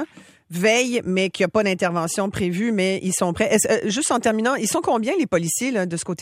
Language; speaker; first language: French; native; French